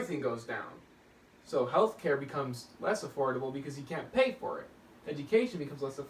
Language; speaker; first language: English; native; English